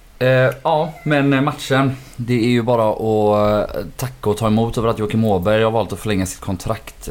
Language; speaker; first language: Swedish; native; Swedish